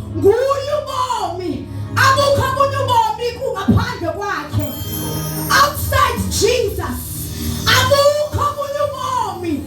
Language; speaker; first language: Zulu; non-native, local second language; Xhosa